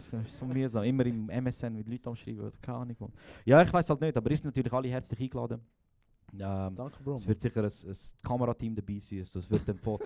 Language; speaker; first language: German; early bilingual, other home language; Croatian